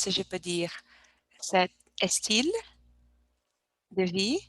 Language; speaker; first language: French; non-native, learner; Portuguese